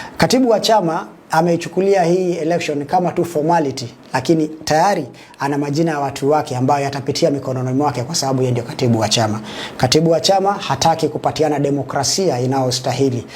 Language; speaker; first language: Swahili; native; Swahili